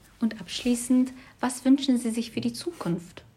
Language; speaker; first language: German; native; German